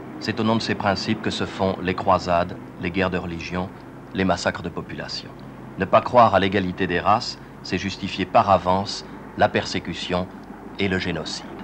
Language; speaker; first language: French; native; French